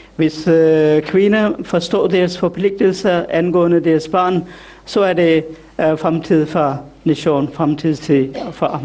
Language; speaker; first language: Danish; non-native, fluent; Urdu